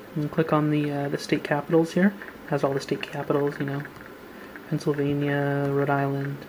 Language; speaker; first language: English; native; English